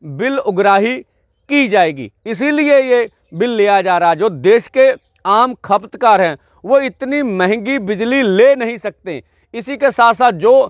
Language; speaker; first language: Hindi; non-native, local second language; Punjabi